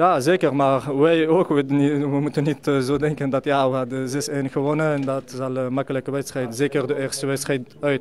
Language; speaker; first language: Dutch; non-native, learner; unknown